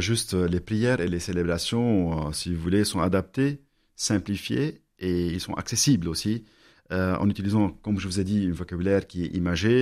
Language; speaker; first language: French; non-native, local second language; Arabic